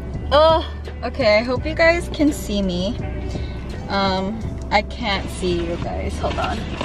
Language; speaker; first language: English; early bilingual, other home language; Korean